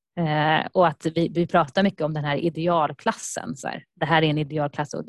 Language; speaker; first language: Swedish; native; Swedish